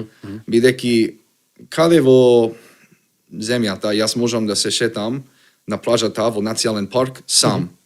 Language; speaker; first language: Macedonian; non-native, learner; English